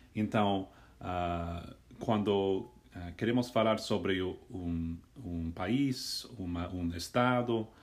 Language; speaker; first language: Portuguese; non-native, learner; English